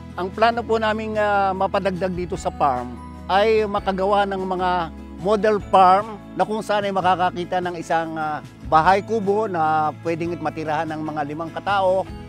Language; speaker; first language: Filipino; native; Filipino